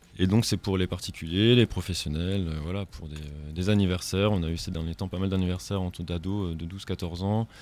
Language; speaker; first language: French; native; French